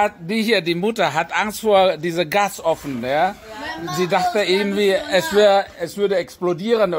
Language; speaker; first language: German; non-native, fluent; Indonesian